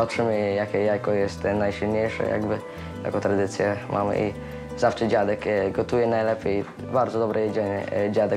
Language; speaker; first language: Polish; early bilingual, heritage; Polish